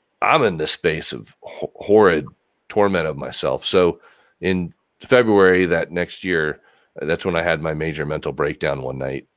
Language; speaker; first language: English; native; English